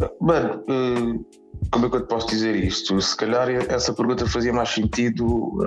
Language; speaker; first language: Portuguese; native; Portuguese